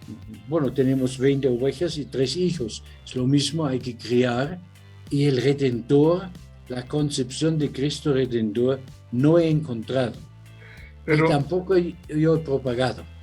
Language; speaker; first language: Spanish; non-native, fluent; German